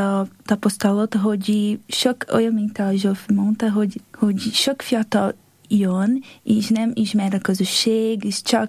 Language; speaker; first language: Hungarian; non-native, learner; Portuguese